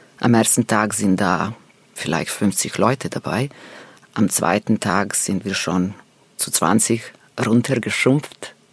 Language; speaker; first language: German; non-native, fluent; Serbian